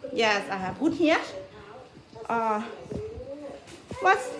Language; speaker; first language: English; non-native, learner; Thai